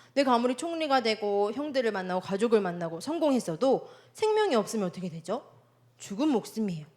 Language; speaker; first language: Korean; native; Korean